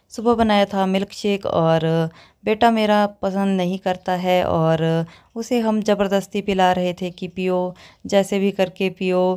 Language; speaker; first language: Hindi; native; Hindi